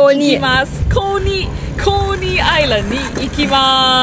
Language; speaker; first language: Japanese; non-native, learner; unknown